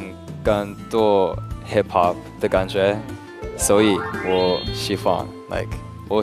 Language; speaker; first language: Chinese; non-native, learner; English